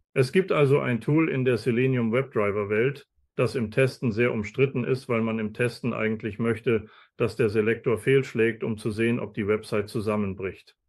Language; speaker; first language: German; non-native, fluent; Spanish